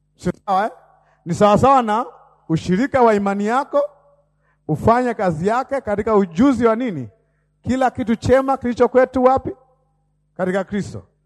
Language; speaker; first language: Swahili; native; Swahili